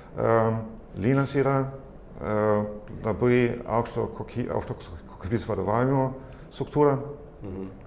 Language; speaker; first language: Lithuanian; non-native, fluent; German